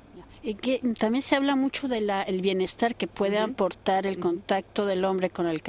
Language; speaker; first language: Spanish; native; Spanish